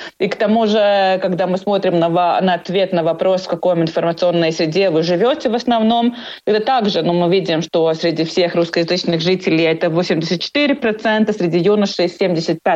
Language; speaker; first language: Russian; non-native, local second language; Latvian